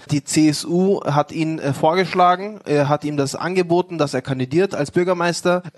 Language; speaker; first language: German; native; German